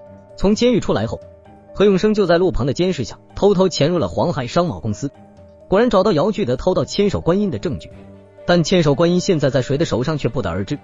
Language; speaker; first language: Chinese; native; Chinese